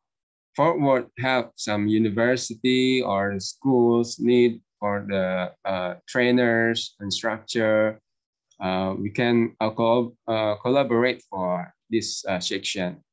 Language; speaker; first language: English; non-native, learner; Indonesian